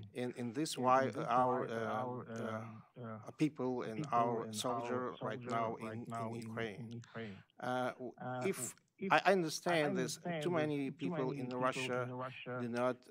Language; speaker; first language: English; non-native, learner; Russian